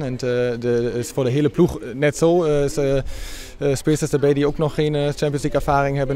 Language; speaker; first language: Dutch; non-native, fluent; German